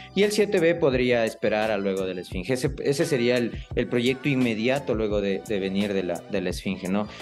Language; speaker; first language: Spanish; native; Spanish